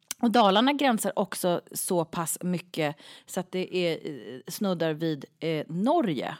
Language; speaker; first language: Swedish; native; Swedish